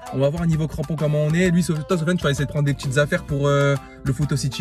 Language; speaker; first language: French; native; French